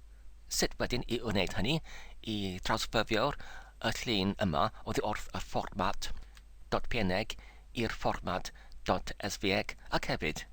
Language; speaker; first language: Welsh; non-native, learner; English